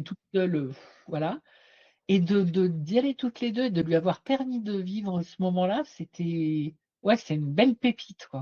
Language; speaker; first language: French; native; French